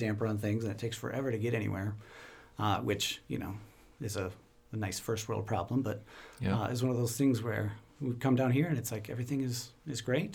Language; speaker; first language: English; native; English